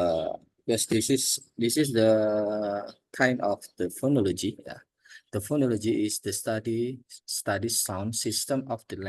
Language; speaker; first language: English; non-native, learner; Indonesian